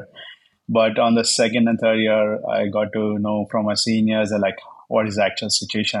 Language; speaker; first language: English; non-native, local second language; Hindi